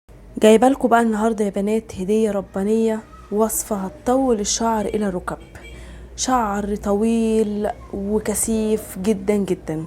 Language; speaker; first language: Arabic; native; Arabic